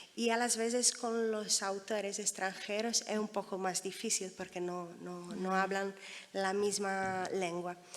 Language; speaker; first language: Spanish; non-native, fluent; Italian